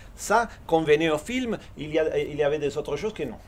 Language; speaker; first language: French; non-native, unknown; Spanish